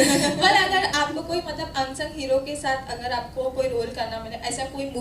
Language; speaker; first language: Hindi; native; Hindi